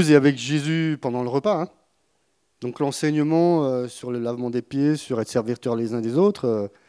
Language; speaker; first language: French; native; French